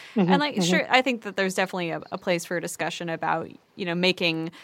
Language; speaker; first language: English; native; English